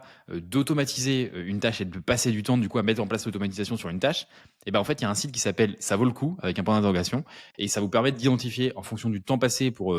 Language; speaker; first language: French; native; French